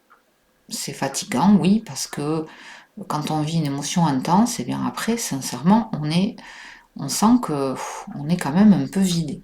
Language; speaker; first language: French; native; French